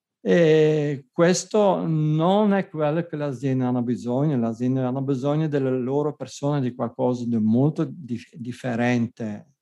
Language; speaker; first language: Italian; non-native, fluent; Dutch